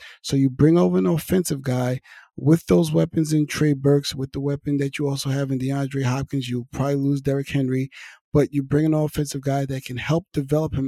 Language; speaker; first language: English; native; English